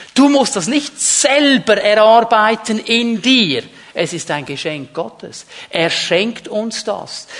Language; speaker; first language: German; native; German